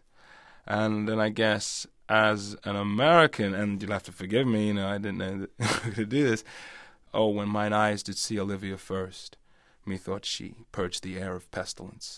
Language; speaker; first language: English; native; English